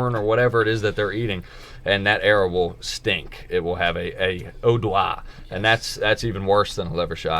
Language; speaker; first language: English; native; English